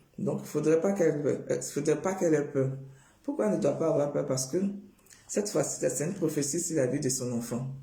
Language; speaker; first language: French; non-native, local second language; Baoulé